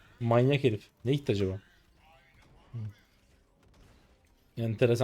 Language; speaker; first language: Turkish; native; Turkish